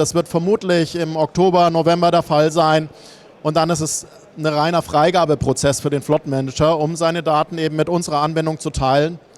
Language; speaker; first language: German; native; German